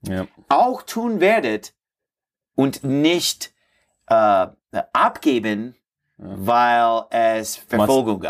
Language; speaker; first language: German; non-native, learner; English